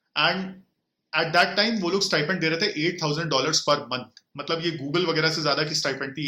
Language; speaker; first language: Hindi; native; Hindi